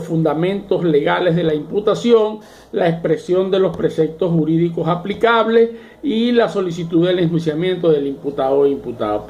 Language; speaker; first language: Spanish; native; Spanish